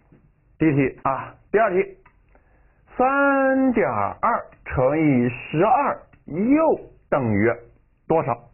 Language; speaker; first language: Chinese; native; Chinese